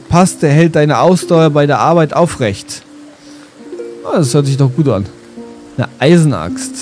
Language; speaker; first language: German; native; German